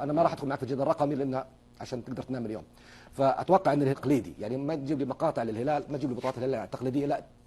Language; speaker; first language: Arabic; native; Arabic